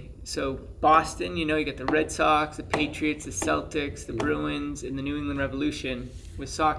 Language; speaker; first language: English; native; English